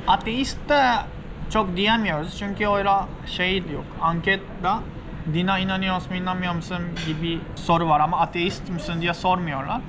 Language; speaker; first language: Turkish; non-native, fluent; Japanese